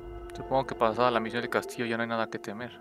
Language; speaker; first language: Spanish; native; Spanish